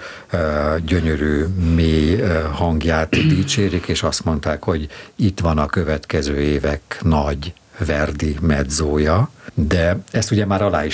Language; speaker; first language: Hungarian; native; Hungarian